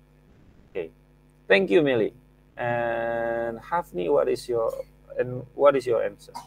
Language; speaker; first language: English; non-native, fluent; Indonesian